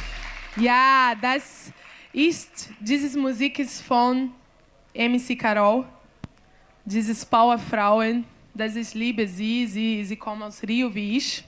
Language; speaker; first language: German; non-native, learner; Portuguese